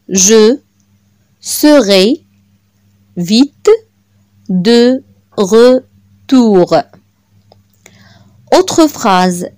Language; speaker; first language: French; non-native, local second language; Arabic